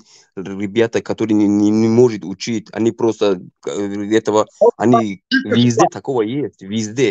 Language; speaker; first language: Russian; non-native, local second language; Tajik